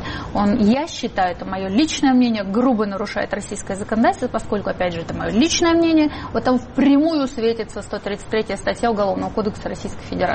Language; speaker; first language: Russian; native; Russian